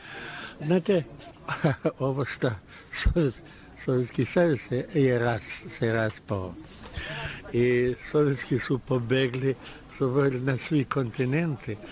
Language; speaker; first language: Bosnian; non-native, learner; Russian